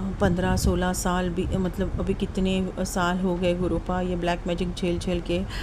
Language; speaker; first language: Hindi; non-native, local second language; Marathi